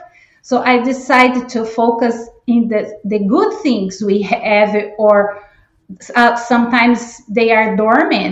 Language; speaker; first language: English; non-native, fluent; Portuguese